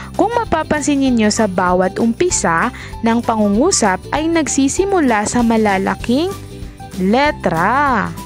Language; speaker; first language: Filipino; non-native, local second language; Maranao